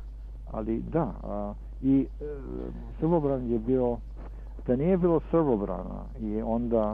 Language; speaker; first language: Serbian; early bilingual, heritage; Serbian